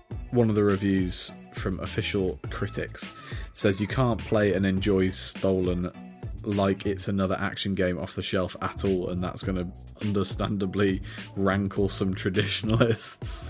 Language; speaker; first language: English; native; English